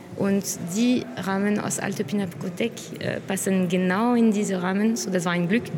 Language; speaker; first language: German; non-native, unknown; French